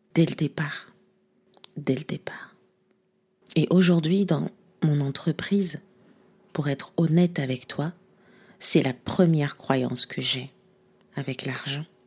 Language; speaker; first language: French; non-native, local second language; Lingala